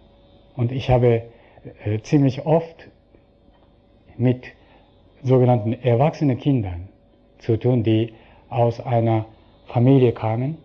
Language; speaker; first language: German; non-native, fluent; Japanese